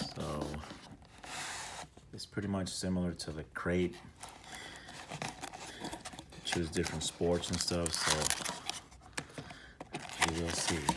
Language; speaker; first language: English; native; English